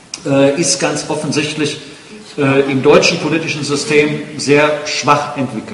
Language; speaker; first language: German; native; German